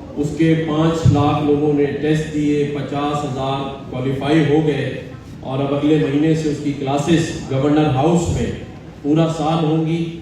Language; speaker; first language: Urdu; native; Urdu